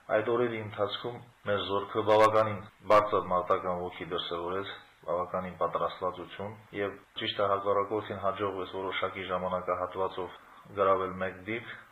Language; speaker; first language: Armenian; native; Armenian